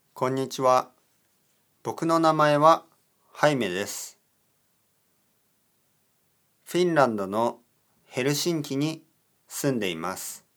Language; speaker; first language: Japanese; non-native, learner; Spanish